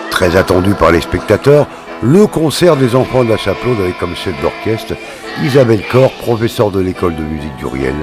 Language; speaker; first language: French; native; French